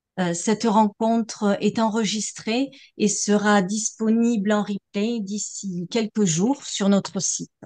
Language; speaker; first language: French; native; French